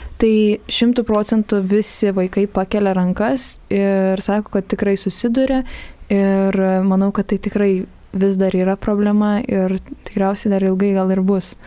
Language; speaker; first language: Lithuanian; native; Lithuanian